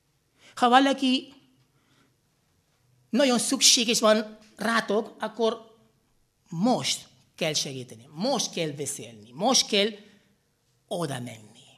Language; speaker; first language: Hungarian; non-native, fluent; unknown